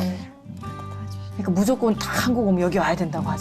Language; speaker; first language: Korean; native; Korean